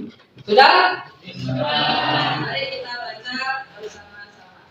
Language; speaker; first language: Indonesian; native; Indonesian